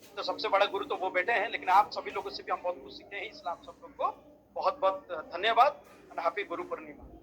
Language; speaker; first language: Hindi; non-native, local second language; Odia